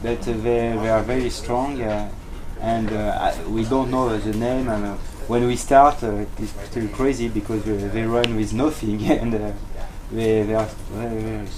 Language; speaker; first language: English; non-native, learner; French